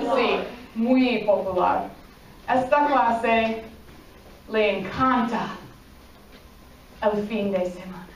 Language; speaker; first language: Spanish; non-native, fluent; English